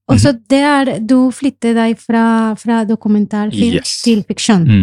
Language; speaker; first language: Norwegian; non-native, learner; Spanish